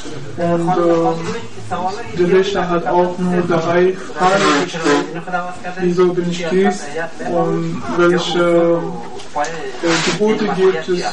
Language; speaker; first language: German; non-native, learner; Persian